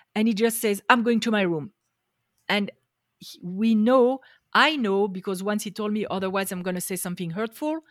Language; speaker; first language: English; non-native, fluent; French